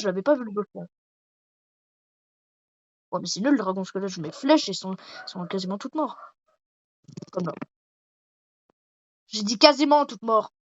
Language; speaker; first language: French; native; French